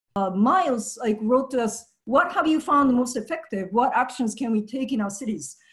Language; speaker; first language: English; early bilingual, other home language; Japanese